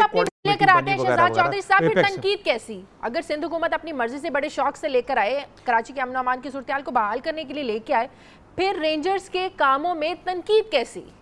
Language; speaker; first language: Urdu; native; Urdu